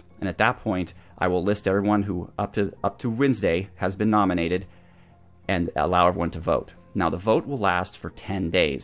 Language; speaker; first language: English; native; English